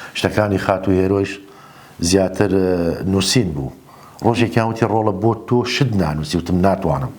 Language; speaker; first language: Central Kurdish; native; Central Kurdish